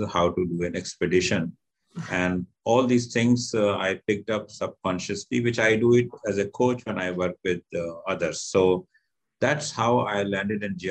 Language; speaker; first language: English; non-native, local second language; Hindi